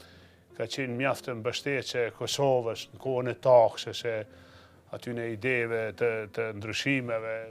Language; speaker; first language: Albanian; native; Albanian